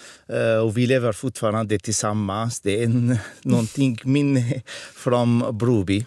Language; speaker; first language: Swedish; non-native, fluent; Arabic